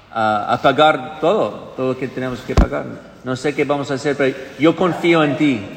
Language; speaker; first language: Spanish; non-native, fluent; English